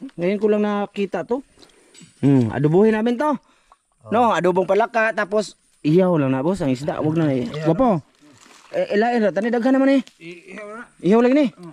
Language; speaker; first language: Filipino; non-native, local second language; Cebuano